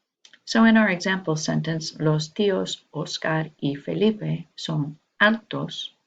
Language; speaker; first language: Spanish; non-native, fluent; English